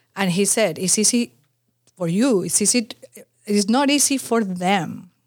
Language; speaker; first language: English; non-native, fluent; Spanish